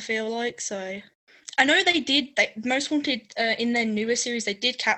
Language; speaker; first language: English; native; English